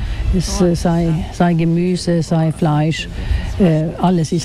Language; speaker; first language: German; non-native, fluent; Swedish